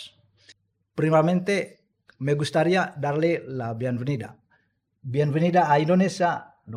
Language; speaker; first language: Spanish; non-native, fluent; Indonesian